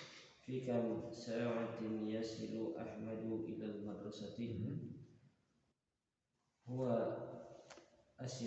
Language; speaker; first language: Arabic; non-native, learner; Indonesian